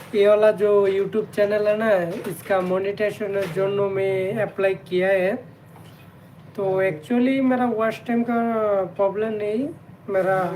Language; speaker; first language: Hindi; non-native, learner; Bangla